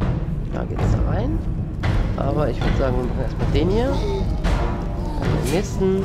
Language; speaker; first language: German; native; German